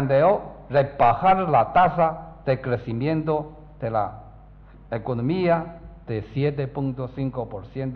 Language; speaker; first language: Spanish; non-native, learner; Chinese